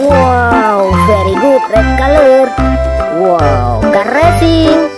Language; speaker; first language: English; non-native, learner; Indonesian